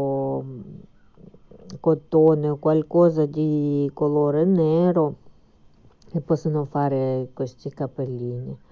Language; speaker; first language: Italian; non-native, fluent; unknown